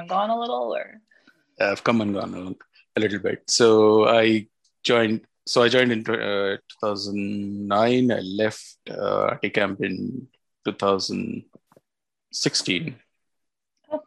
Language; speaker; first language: English; non-native, local second language; Marathi